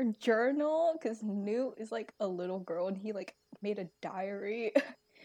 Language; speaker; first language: English; native; English